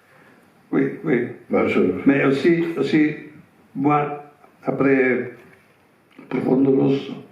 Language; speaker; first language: French; non-native, fluent; Italian